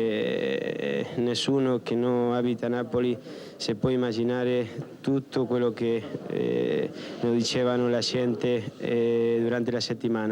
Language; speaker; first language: Italian; non-native, fluent; Spanish